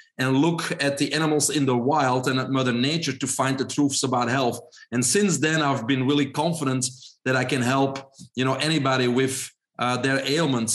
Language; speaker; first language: English; non-native, fluent; Dutch